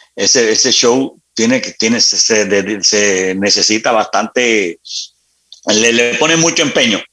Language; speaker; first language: Spanish; native; Spanish